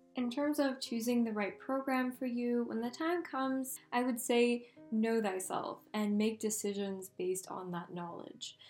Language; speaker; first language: English; native; English